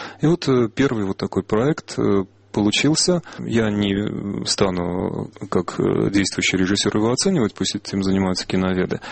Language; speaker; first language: Russian; non-native, local second language; Armenian